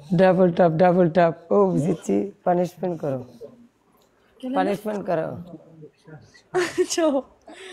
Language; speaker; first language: Hindi; non-native, learner; Bangla